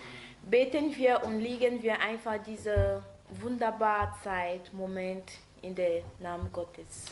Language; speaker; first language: German; non-native, learner; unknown